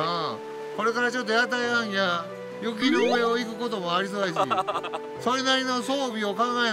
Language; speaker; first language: Japanese; native; Japanese